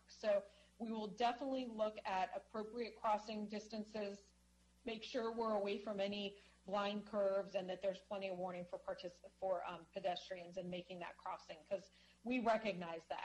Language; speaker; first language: English; native; English